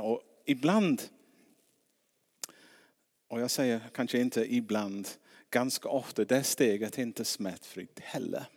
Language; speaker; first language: Swedish; non-native, fluent; English